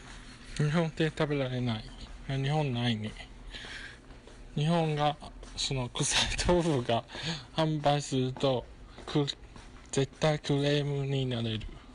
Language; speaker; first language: Japanese; non-native, fluent; Chinese